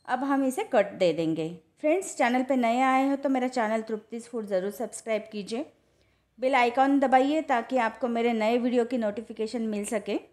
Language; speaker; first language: Hindi; non-native, local second language; Marathi